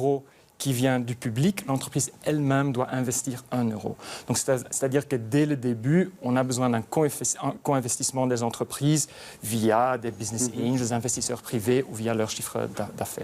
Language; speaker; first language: French; native; French